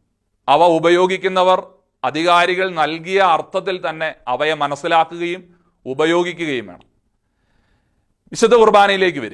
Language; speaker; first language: Malayalam; native; Malayalam